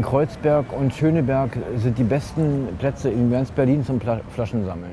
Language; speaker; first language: German; native; German